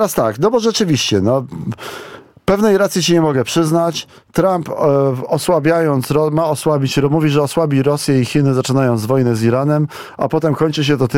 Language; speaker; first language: Polish; native; Polish